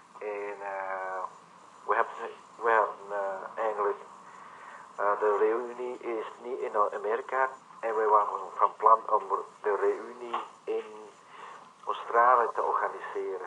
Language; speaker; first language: Dutch; non-native, learner; Vietnamese